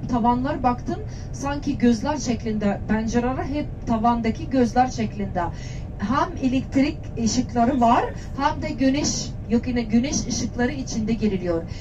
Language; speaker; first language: Turkish; non-native, learner; Arabic